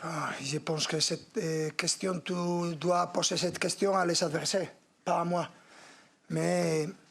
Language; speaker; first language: French; non-native, fluent; Spanish